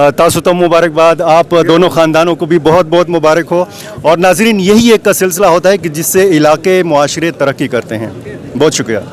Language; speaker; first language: Urdu; non-native, local second language; Pashto